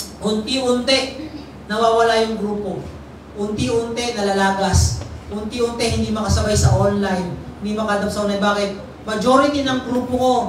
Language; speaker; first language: Filipino; native; Filipino